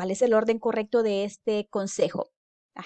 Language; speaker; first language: Spanish; native; Spanish